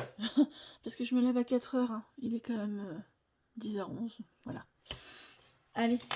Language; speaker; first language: French; native; French